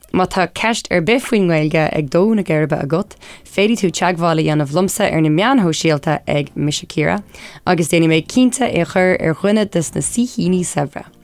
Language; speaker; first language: Irish; non-native, local second language; English